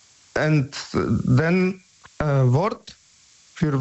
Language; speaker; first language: German; non-native, learner; Polish